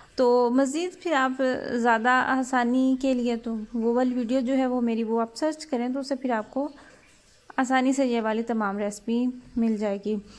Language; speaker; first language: Urdu; native; Urdu